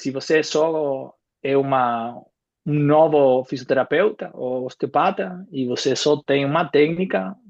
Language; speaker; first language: Portuguese; non-native, fluent; Spanish